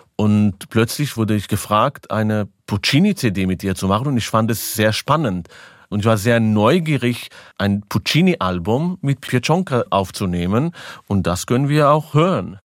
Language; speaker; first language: German; non-native, fluent; Hebrew